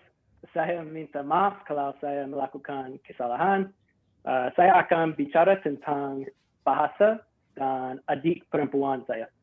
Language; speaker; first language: Indonesian; non-native, fluent; English